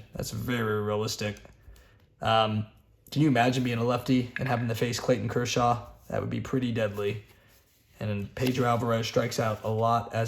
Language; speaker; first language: English; native; English